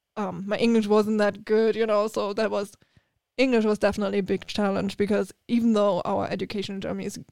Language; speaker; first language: English; non-native, fluent; German